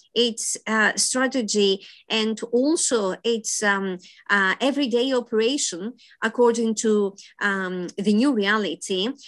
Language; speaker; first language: English; non-native, fluent; Greek